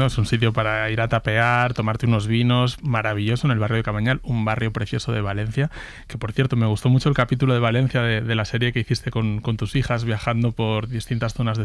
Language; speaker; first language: Spanish; native; Spanish